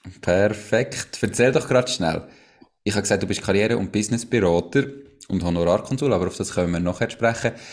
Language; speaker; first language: German; native; German